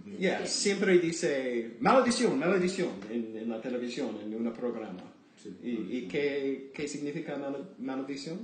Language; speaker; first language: Spanish; non-native, learner; English